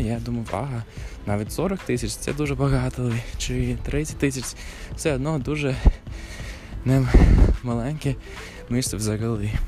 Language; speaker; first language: Ukrainian; non-native, fluent; English